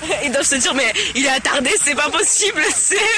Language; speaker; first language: French; native; French